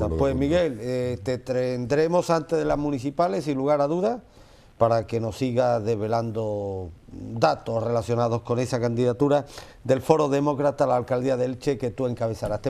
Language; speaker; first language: Spanish; native; Spanish